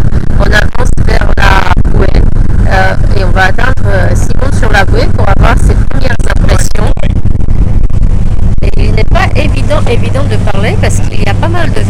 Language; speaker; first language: French; native; French